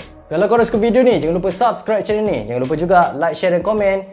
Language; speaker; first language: Malay; native; Malay